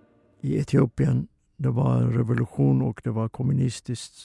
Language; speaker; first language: Swedish; non-native, fluent; Oromo